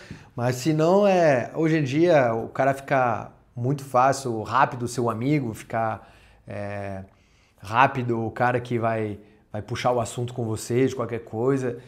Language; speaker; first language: Portuguese; non-native, fluent; French